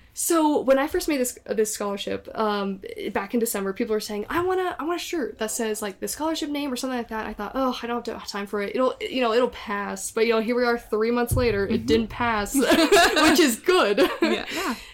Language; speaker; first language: English; native; English